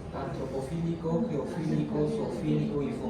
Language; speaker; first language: Spanish; native; Spanish